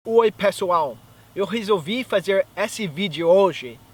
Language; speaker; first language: Portuguese; non-native, fluent; English